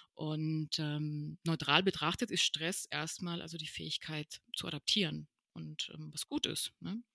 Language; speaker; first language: German; early bilingual, other home language; Spanish